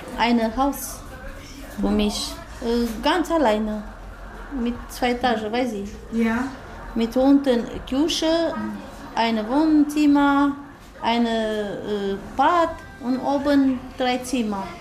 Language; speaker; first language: German; non-native, learner; Romanian